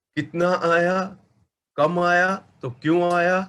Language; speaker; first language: Hindi; non-native, local second language; Marathi